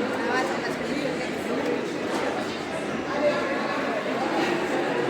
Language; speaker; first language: French; native; French